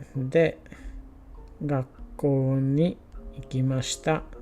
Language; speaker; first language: Japanese; non-native, learner; English